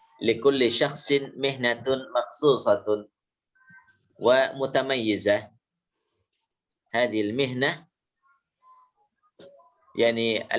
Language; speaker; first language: Arabic; non-native, fluent; Indonesian